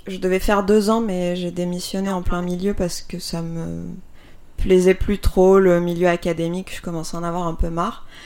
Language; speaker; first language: French; non-native, local second language; Arabic